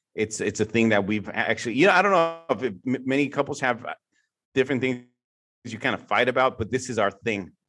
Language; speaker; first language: English; native; English